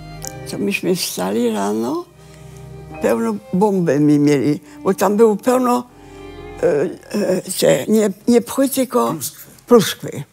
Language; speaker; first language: Polish; early bilingual, heritage; Polish